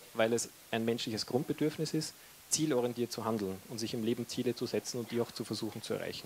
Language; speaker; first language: German; native; German